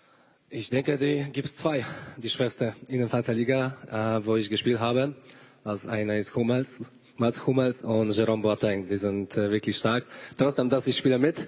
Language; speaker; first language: German; non-native, learner; Polish